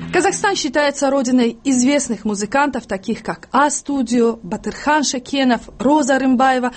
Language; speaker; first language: Russian; non-native, local second language; Tajik